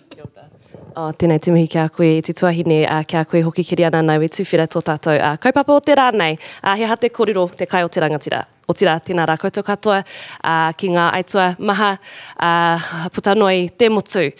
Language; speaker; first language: Māori; non-native, local second language; English